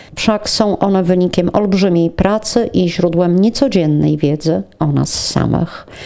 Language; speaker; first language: Polish; native; Polish